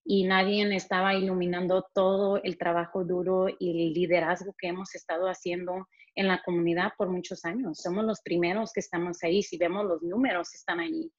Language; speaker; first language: Spanish; early bilingual, heritage; Spanish